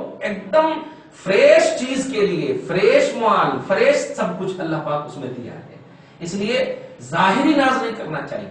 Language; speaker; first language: Urdu; native; Urdu